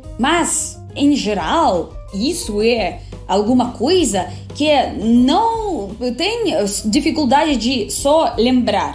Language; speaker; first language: Portuguese; non-native, fluent; Russian